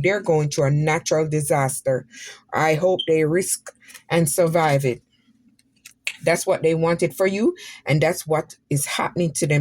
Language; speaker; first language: English; native; English